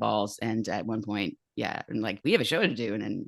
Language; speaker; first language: English; native; English